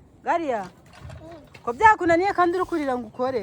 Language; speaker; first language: Kinyarwanda; native; Kinyarwanda